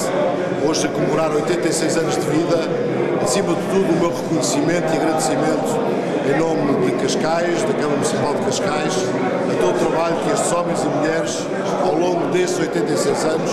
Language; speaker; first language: Portuguese; native; Portuguese